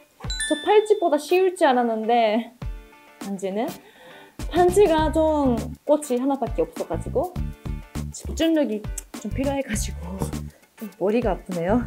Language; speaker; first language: Korean; non-native, fluent; Japanese